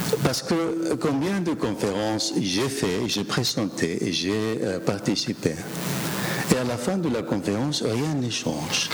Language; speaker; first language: French; non-native, fluent; Spanish